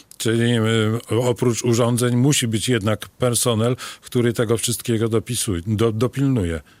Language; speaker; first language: Polish; native; Polish